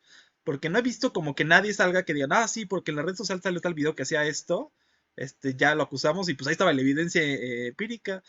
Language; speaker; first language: Spanish; native; Spanish